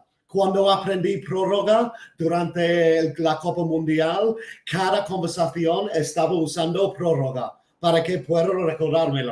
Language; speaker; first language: Spanish; non-native, fluent; English